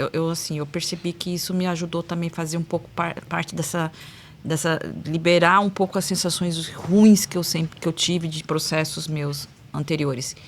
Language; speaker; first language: Portuguese; native; Portuguese